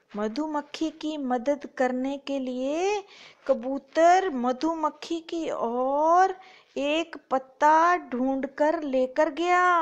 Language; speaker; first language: Hindi; non-native, local second language; Punjabi